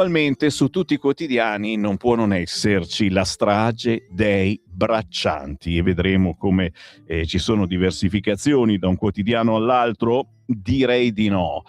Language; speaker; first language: Italian; native; Italian